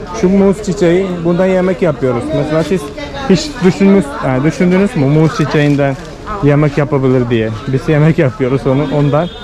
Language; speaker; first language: Turkish; non-native, fluent; Malayalam